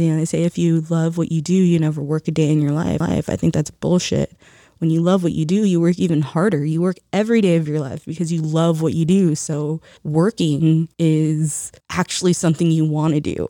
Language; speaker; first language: English; early bilingual, other home language; Spanish